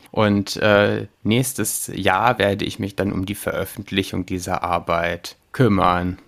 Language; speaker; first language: German; native; German